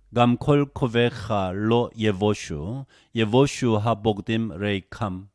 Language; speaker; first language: Hebrew; non-native, fluent; Korean